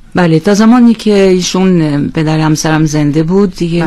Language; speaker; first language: Persian; non-native, fluent; French